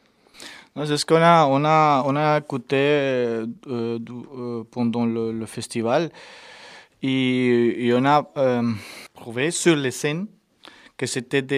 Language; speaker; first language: French; non-native, fluent; Spanish